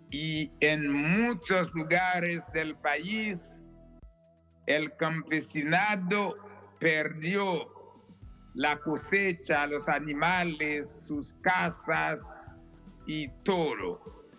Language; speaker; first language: Spanish; non-native, fluent; Haitian Creole